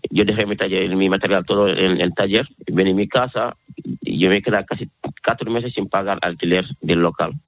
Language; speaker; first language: Spanish; non-native, learner; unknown